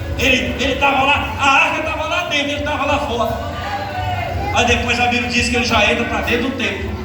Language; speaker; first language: Portuguese; native; Portuguese